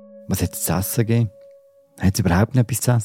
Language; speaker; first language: German; native; German